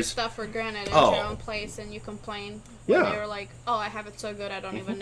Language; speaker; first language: English; non-native, fluent; Albanian